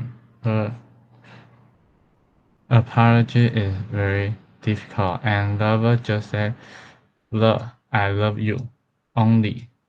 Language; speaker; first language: English; non-native, learner; Chinese